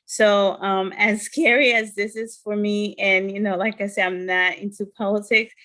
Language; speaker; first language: English; non-native, fluent; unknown